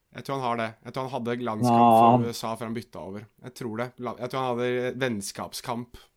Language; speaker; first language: Norwegian; native; Norwegian